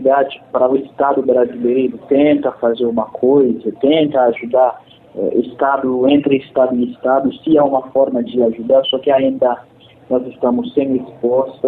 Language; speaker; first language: Portuguese; non-native, fluent; Haitian Creole